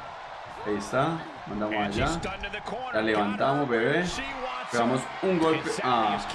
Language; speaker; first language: Spanish; native; Spanish